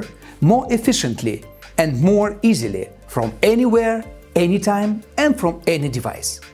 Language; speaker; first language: English; non-native, fluent; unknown